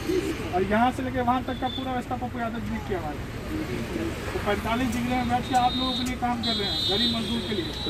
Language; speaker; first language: Hindi; native; Hindi